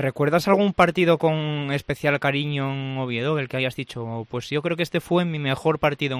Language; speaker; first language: Spanish; native; Spanish